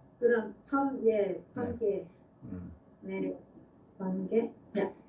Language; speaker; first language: Korean; non-native, fluent; Vietnamese